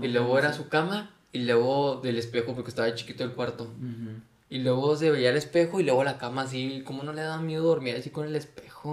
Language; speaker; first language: Spanish; native; Spanish